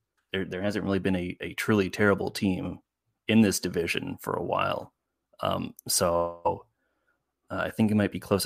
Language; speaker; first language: English; native; English